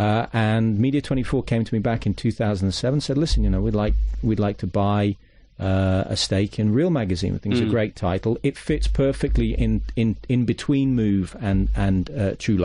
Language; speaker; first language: English; native; English